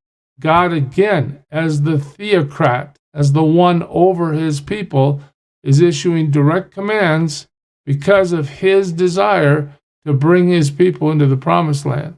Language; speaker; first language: English; native; English